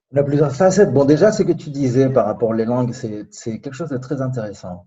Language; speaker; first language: French; non-native, fluent; Spanish